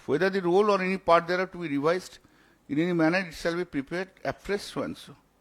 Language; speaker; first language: English; non-native, local second language; Bangla